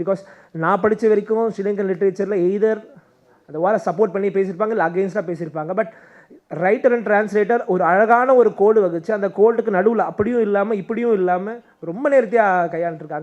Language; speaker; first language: Tamil; native; Tamil